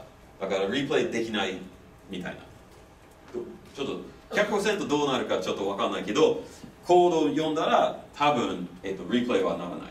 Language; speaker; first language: Japanese; non-native, fluent; English